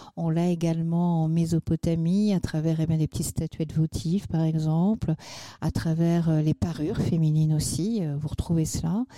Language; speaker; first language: French; native; French